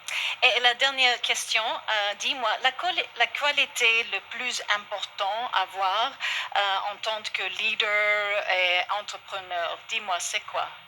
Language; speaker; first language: French; non-native, learner; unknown